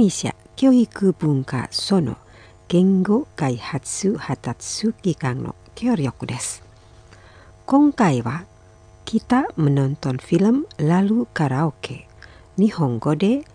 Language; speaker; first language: Japanese; non-native, fluent; Indonesian